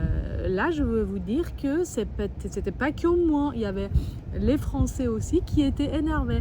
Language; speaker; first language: French; non-native, fluent; Persian